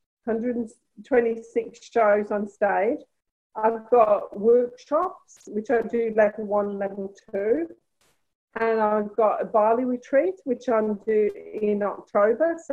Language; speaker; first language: English; native; English